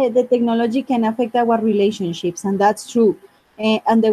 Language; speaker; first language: English; non-native, fluent; Spanish